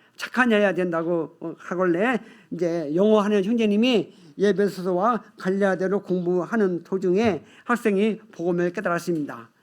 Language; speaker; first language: Korean; native; Korean